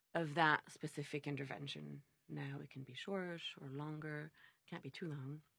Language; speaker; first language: English; native; English